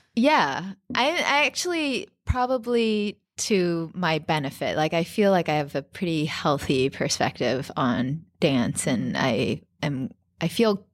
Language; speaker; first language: English; native; English